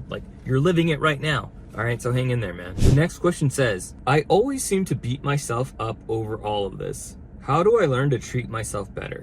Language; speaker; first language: English; native; English